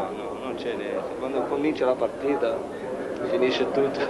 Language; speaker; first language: Italian; non-native, fluent; Portuguese